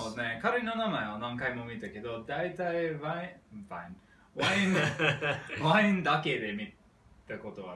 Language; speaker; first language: Japanese; non-native, learner; English